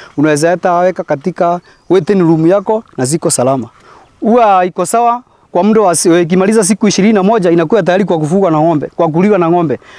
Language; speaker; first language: Swahili; non-native, local second language; Meru